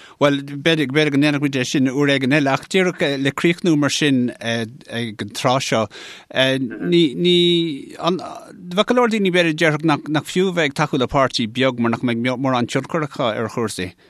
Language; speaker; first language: Irish; non-native, local second language; English